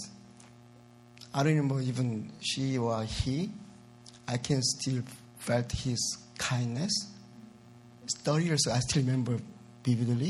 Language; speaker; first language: English; non-native, learner; Korean